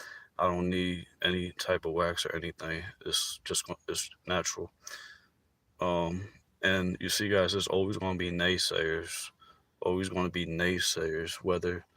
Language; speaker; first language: English; native; English